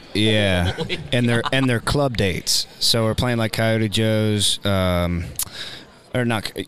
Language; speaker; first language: English; native; English